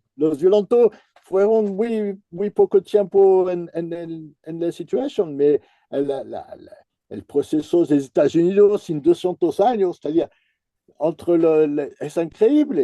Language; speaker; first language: Spanish; non-native, fluent; French